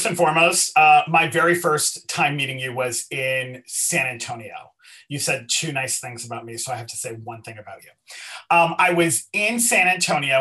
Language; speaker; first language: English; native; English